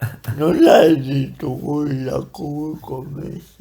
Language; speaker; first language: Basque; non-native, learner; Spanish